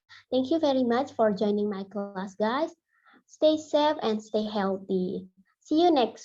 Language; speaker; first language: English; non-native, fluent; Indonesian